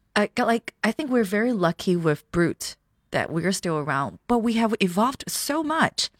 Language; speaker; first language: English; non-native, local second language; Cantonese